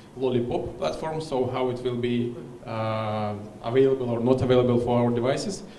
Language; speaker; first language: English; non-native, fluent; Russian